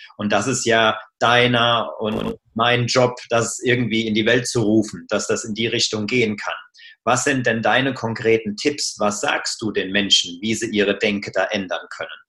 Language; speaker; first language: German; native; German